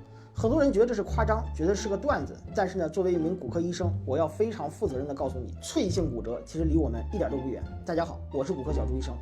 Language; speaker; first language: Chinese; native; Chinese